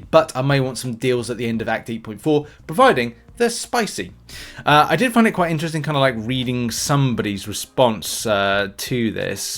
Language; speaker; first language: English; native; English